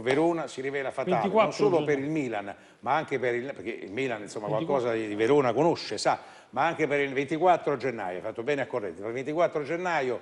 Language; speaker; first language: Italian; native; Italian